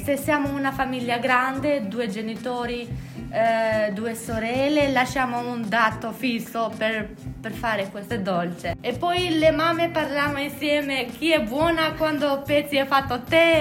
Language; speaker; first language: Italian; non-native, learner; Albanian